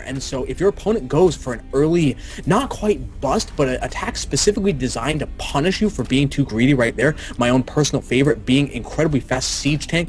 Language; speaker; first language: English; native; English